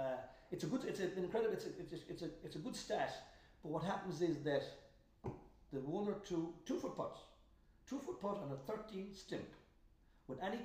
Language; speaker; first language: English; native; English